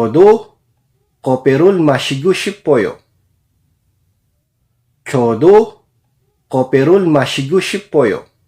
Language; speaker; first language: Korean; non-native, fluent; Filipino